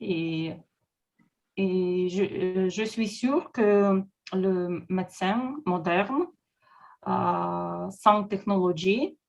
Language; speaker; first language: French; non-native, learner; Russian